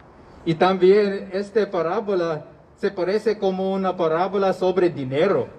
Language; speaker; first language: Spanish; non-native, learner; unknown